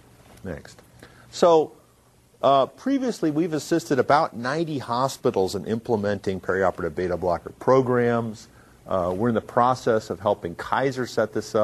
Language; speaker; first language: English; native; English